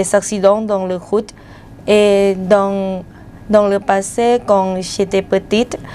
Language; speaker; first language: French; non-native, learner; Thai